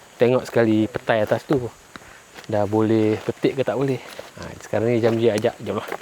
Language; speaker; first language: Malay; non-native, local second language; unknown